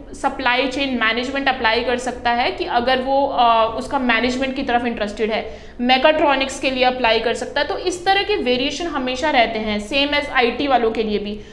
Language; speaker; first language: Hindi; non-native, local second language; Punjabi